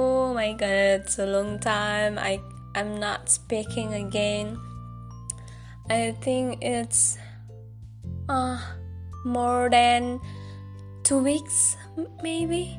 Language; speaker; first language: English; non-native, learner; Indonesian